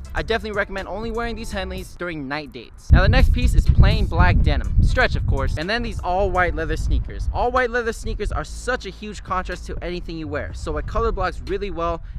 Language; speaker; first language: English; native; English